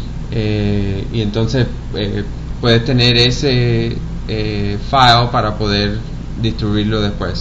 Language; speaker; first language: Spanish; early bilingual, heritage; Spanish